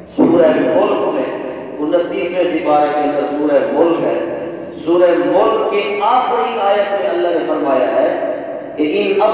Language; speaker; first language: Urdu; non-native, local second language; Saraiki